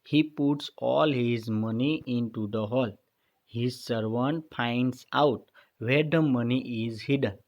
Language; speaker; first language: English; non-native, local second language; Gujarati